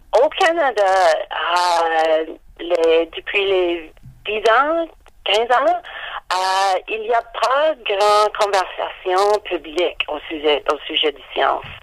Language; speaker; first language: French; non-native, learner; English